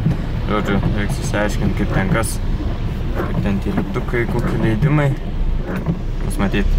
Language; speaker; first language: Lithuanian; native; Lithuanian